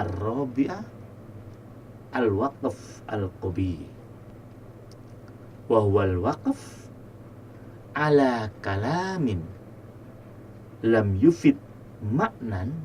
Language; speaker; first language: Arabic; non-native, fluent; Indonesian